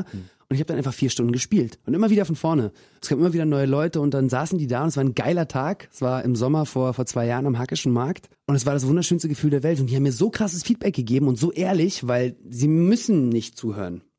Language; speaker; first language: German; early bilingual, other home language; Russian